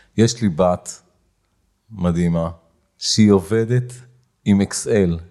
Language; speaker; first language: Hebrew; native; Hebrew